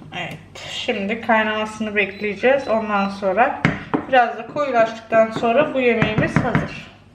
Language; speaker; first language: Turkish; early bilingual, heritage; Turkish